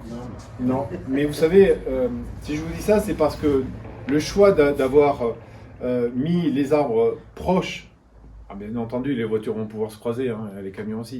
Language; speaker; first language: French; native; French